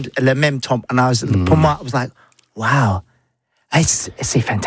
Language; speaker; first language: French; non-native, learner; English